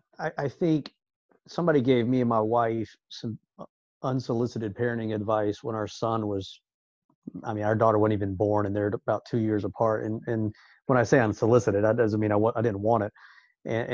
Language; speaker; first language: English; native; English